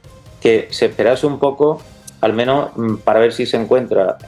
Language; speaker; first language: Spanish; native; Spanish